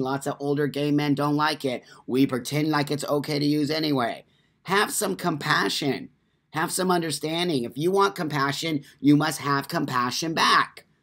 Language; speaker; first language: English; native; English